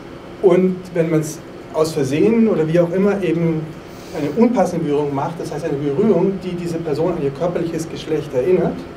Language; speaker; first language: German; native; German